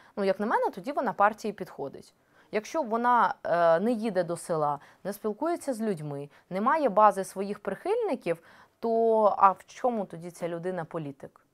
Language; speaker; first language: Ukrainian; native; Ukrainian